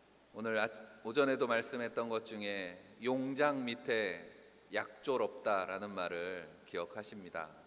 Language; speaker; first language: Korean; native; Korean